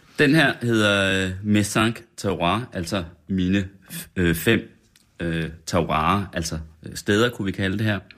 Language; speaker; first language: Danish; native; Danish